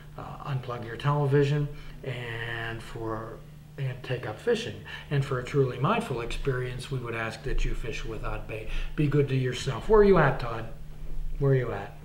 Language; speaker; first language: English; native; English